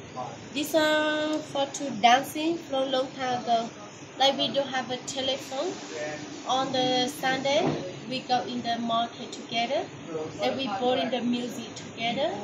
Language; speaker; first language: English; non-native, learner; Hmong